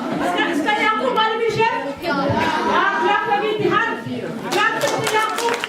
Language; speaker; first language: Swedish; non-native, fluent; Somali